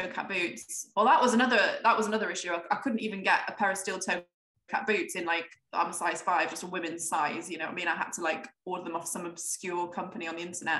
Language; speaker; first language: English; native; English